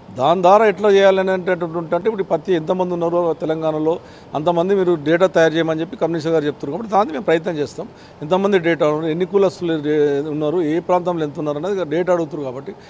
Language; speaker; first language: Telugu; native; Telugu